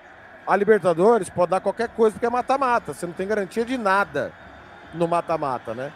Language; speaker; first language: Portuguese; native; Portuguese